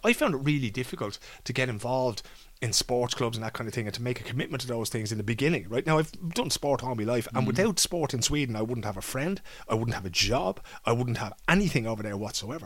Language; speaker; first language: English; native; English